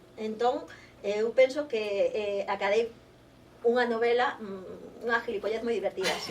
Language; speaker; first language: Galician; non-native, local second language; Spanish